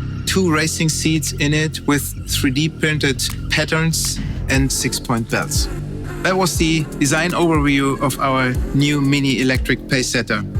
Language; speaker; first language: English; non-native, fluent; German